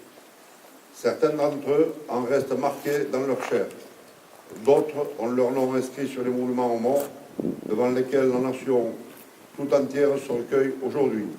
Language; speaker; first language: French; native; French